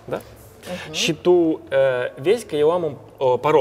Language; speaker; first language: Romanian; non-native, local second language; Russian